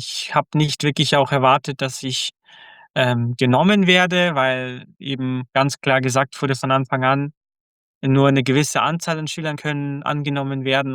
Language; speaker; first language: German; early bilingual, other home language; Croatian